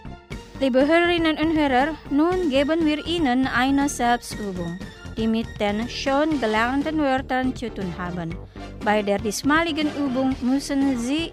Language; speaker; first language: German; non-native, fluent; Indonesian